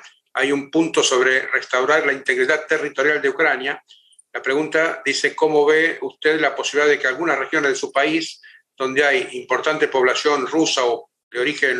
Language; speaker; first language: Spanish; native; Spanish